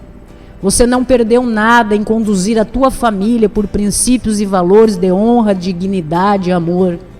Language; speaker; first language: Portuguese; native; Portuguese